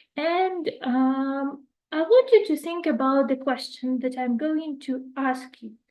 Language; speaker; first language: English; non-native, fluent; Ukrainian